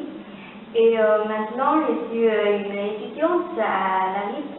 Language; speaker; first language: French; non-native, learner; Chinese